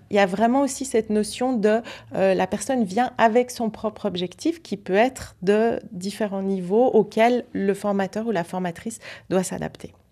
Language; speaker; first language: French; native; French